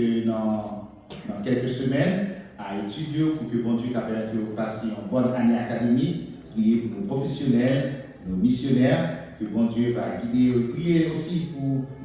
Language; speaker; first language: French; non-native, local second language; Haitian Creole